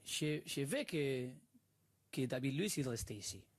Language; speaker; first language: French; non-native, learner; Spanish